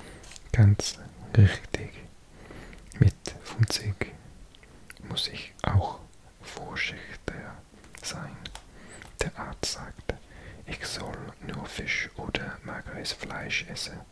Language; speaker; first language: German; non-native, learner; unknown